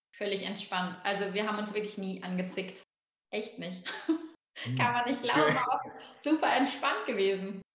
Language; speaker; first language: German; native; German